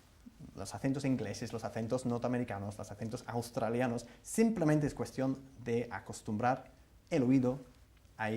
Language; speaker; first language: Spanish; non-native, fluent; English